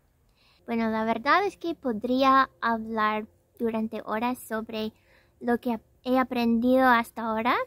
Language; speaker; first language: Spanish; non-native, fluent; English